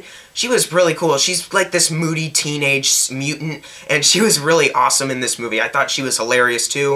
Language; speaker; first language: English; native; English